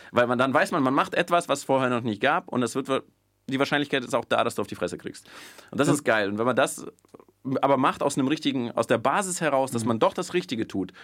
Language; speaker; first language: German; early bilingual, other home language; Russian